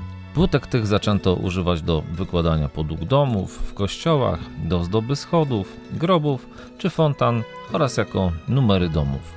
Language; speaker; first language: Polish; native; Polish